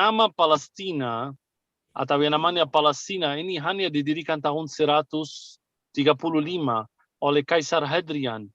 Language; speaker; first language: Indonesian; non-native, fluent; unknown